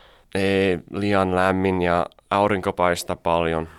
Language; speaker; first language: Finnish; non-native, learner; English